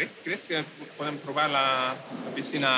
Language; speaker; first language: Catalan; non-native, fluent; Hungarian